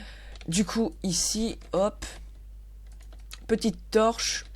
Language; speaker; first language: French; native; French